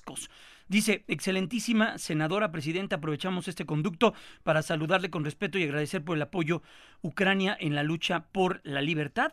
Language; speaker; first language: Spanish; native; Spanish